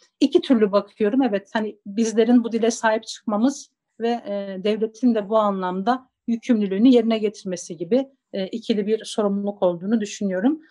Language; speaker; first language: Turkish; non-native, local second language; Zaza